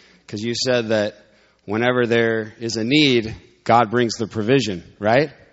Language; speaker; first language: English; native; English